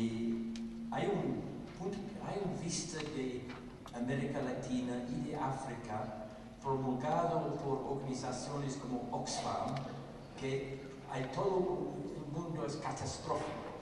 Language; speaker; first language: Spanish; non-native, fluent; English